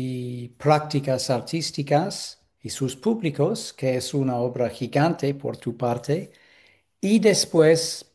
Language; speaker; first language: Spanish; non-native, fluent; English